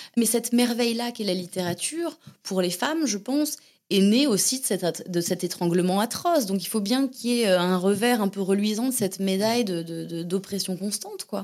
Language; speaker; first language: French; native; French